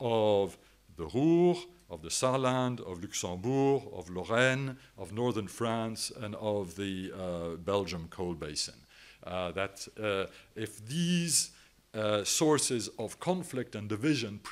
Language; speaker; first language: English; non-native, fluent; French